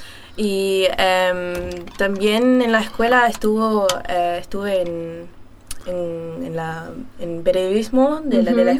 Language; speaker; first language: Spanish; early bilingual, heritage; German